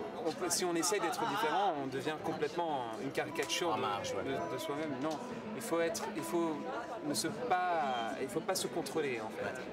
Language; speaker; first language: French; non-native, fluent; English